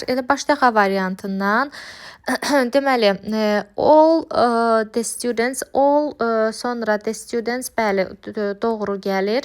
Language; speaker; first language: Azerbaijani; native; Azerbaijani